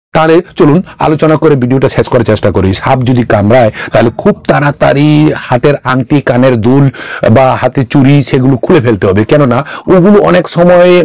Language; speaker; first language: Bangla; non-native, local second language; Kok Borok